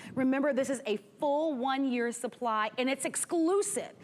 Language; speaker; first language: English; native; English